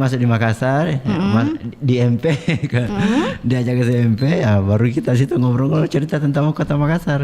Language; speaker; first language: Indonesian; native; Indonesian